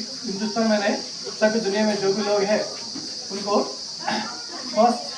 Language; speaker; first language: Hindi; non-native, local second language; Telugu